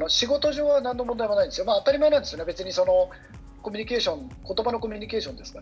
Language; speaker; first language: Japanese; native; Japanese